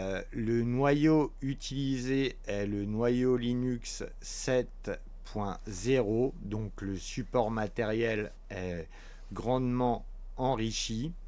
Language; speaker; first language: French; native; French